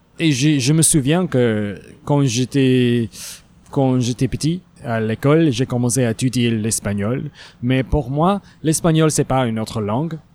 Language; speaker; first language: French; non-native, learner; English